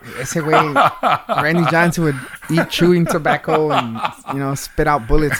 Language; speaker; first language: English; early bilingual, other home language; Spanish